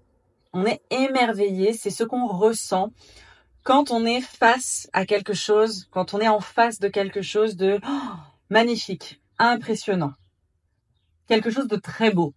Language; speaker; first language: French; native; French